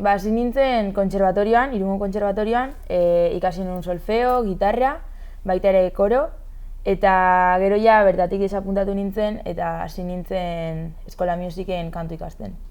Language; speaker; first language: Basque; non-native, local second language; Spanish